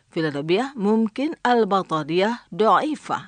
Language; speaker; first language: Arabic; non-native, fluent; Indonesian